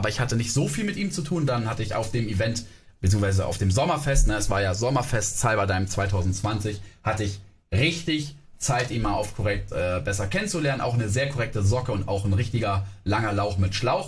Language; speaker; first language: German; native; German